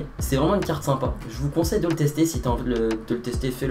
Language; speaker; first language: French; native; French